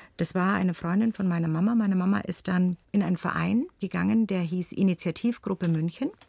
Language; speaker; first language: German; early bilingual, other home language; Turkish